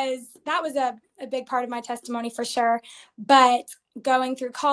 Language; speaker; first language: English; native; English